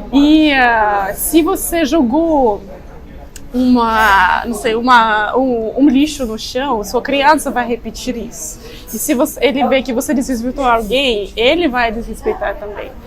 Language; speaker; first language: Portuguese; non-native, fluent; Russian